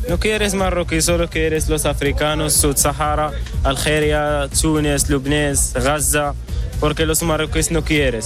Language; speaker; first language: Spanish; non-native, learner; Arabic